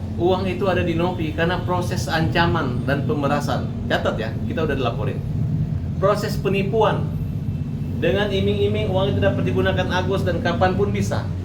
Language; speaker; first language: Indonesian; native; Indonesian